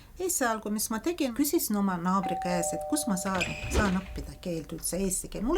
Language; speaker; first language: Estonian; non-native, fluent; Azerbaijani